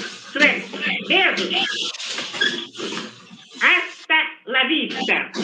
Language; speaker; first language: Spanish; non-native, fluent; Portuguese